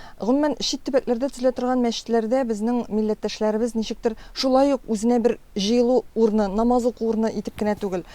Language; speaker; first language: Tatar; native; Tatar